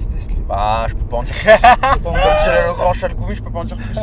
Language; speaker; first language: French; native; French